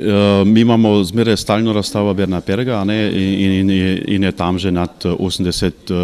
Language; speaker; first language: Slovenian; early bilingual, heritage; Slovenian